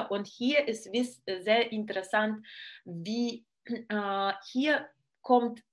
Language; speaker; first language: German; non-native, learner; Russian